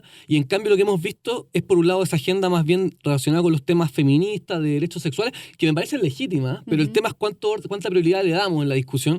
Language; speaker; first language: Spanish; native; Spanish